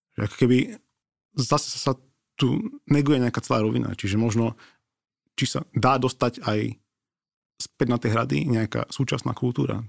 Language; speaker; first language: Slovak; native; Slovak